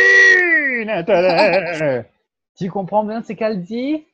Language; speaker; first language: French; non-native, fluent; Portuguese